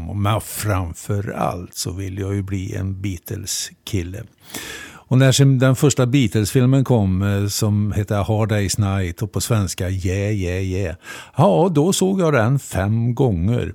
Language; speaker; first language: Swedish; native; Swedish